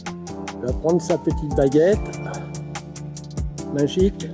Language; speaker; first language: French; native; French